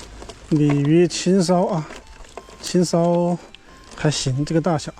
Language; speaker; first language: Chinese; native; Chinese